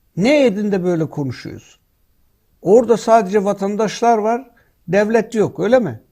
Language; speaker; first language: Turkish; native; Turkish